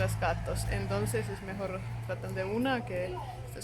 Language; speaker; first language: Spanish; non-native, learner; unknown